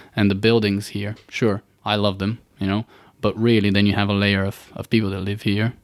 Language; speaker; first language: English; non-native, fluent; Bulgarian